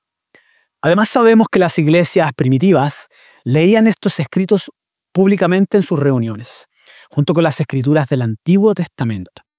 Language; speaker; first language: Spanish; native; Spanish